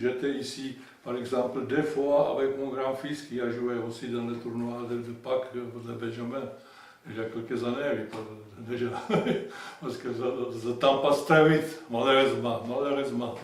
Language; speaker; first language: French; non-native, fluent; Czech